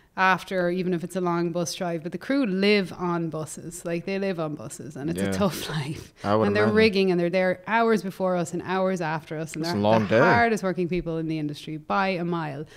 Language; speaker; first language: English; native; English